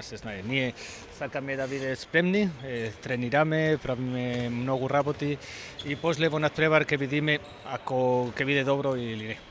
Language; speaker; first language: Macedonian; non-native, learner; Spanish